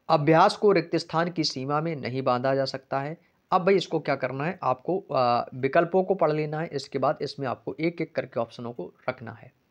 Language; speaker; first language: Hindi; native; Hindi